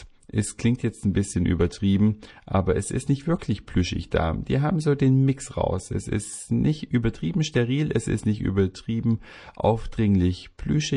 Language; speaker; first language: German; native; German